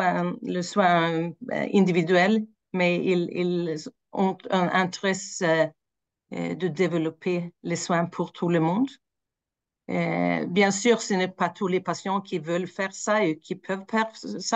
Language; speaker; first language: French; non-native, fluent; Swedish